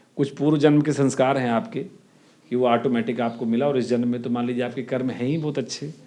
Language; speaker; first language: Hindi; native; Hindi